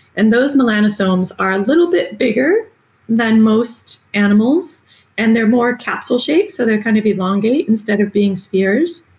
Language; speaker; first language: English; native; English